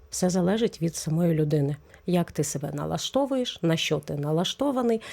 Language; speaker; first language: Ukrainian; native; Ukrainian